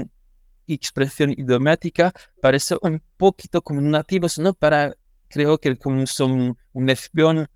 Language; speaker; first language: Spanish; non-native, learner; French